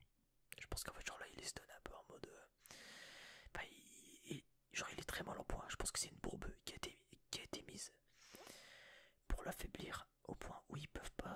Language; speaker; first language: French; native; French